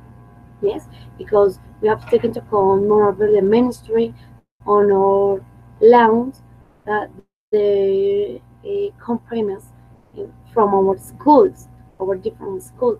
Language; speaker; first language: English; non-native, fluent; Spanish